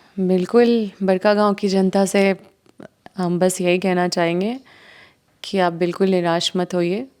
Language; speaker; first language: Hindi; native; Hindi